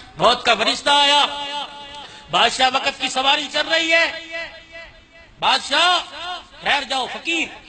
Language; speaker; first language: Urdu; non-native, local second language; Punjabi